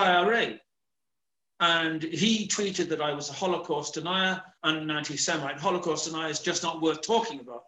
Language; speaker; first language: English; native; English